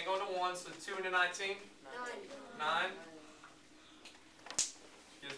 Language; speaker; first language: English; native; English